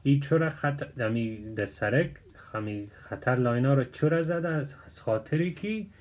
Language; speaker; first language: Persian; non-native, local second language; Pashto